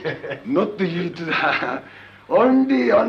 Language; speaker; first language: English; non-native, learner; Japanese